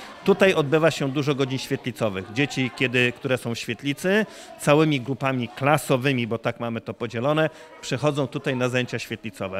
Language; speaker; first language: Polish; native; Polish